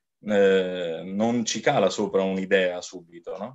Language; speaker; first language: Italian; native; Italian